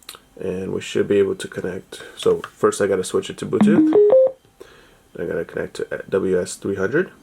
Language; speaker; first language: English; native; English